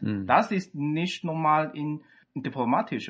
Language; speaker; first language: German; non-native, fluent; Chinese